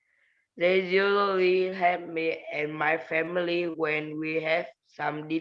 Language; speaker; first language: English; non-native, learner; Vietnamese